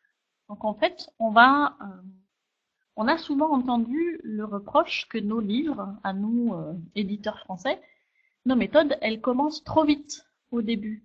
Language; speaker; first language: French; native; French